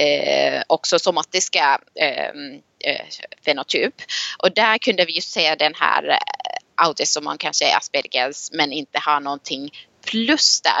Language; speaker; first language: Swedish; non-native, local second language; Finnish